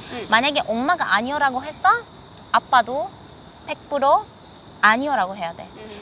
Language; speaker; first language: Korean; non-native, fluent; Romanian